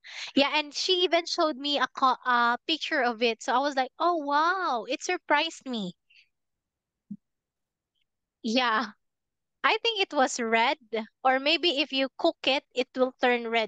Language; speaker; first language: English; non-native, fluent; Filipino